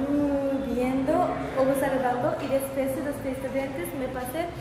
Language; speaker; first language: Spanish; non-native, learner; Japanese